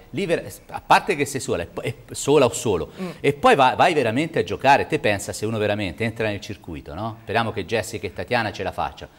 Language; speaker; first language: Italian; native; Italian